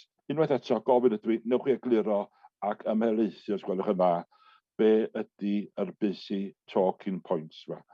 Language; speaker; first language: Welsh; native; Welsh